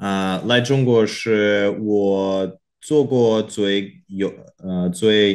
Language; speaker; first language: Chinese; non-native, learner; Korean